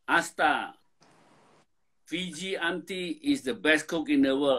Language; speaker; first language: English; non-native, fluent; Indonesian